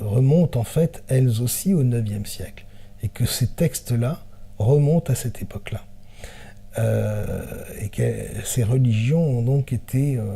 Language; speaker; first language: French; native; French